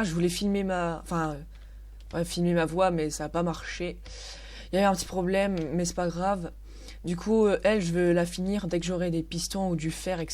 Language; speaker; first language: French; native; French